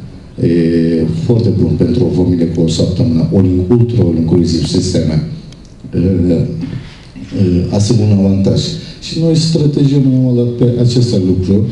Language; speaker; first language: Romanian; non-native, learner; Turkish